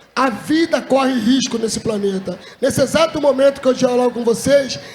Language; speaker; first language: Portuguese; native; Portuguese